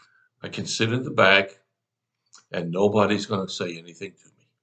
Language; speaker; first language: English; native; English